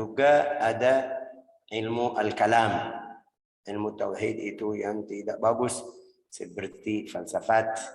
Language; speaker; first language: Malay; non-native, fluent; Arabic